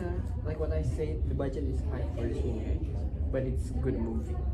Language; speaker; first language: English; non-native, local second language; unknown